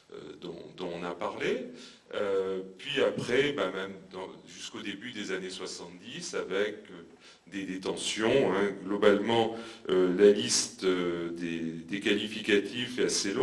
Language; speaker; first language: French; native; French